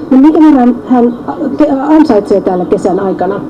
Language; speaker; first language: Finnish; native; Finnish